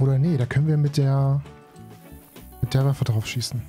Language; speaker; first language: German; native; German